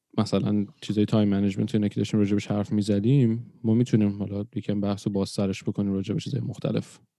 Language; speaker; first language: Persian; early bilingual, other home language; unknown